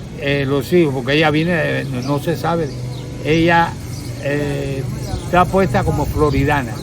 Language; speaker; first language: Spanish; native; Spanish